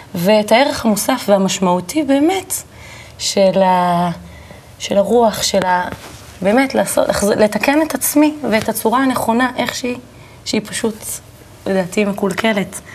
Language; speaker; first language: Hebrew; native; Hebrew